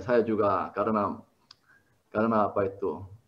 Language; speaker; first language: Indonesian; non-native, learner; Korean